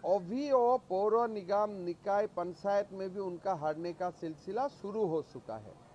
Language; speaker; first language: Hindi; non-native, local second language; Assamese